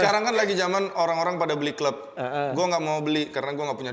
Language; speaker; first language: Indonesian; native; Indonesian